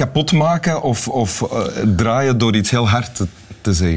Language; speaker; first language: Dutch; native; Dutch